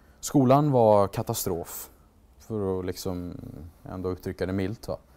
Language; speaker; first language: Swedish; early bilingual, other home language; Albanian